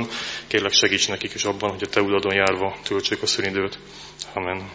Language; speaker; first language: Hungarian; native; Hungarian